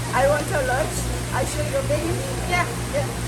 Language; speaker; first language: English; non-native, learner; Thai